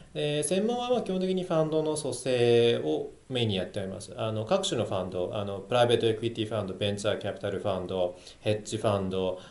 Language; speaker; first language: Japanese; non-native, fluent; Chinese